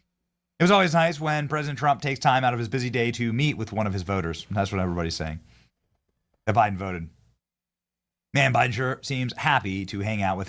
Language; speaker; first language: English; native; English